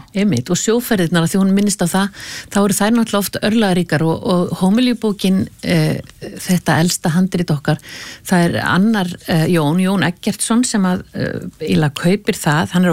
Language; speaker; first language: Icelandic; native; Icelandic